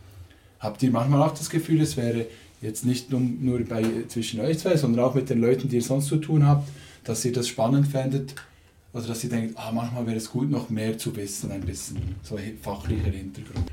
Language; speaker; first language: German; native; German